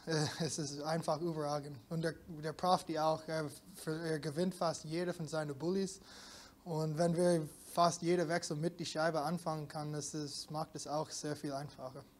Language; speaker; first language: German; non-native, fluent; English